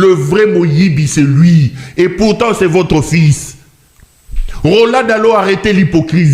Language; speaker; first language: French; non-native, local second language; Lingala